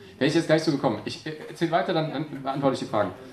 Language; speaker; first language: German; native; German